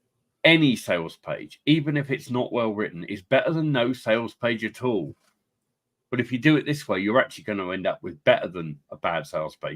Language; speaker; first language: English; native; English